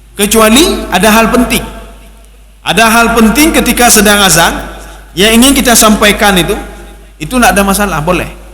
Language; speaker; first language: Malay; non-native, local second language; Achinese